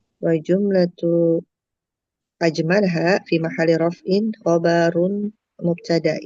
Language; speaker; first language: Arabic; non-native, learner; Indonesian